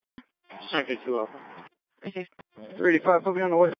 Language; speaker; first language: English; native; English